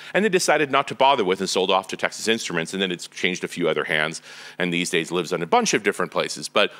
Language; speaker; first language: English; native; English